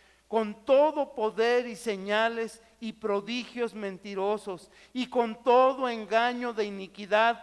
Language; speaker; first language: Spanish; native; Spanish